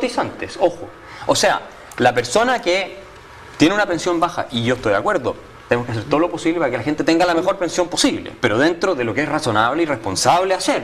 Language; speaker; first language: Spanish; native; Spanish